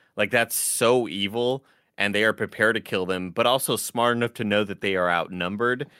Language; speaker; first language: English; native; English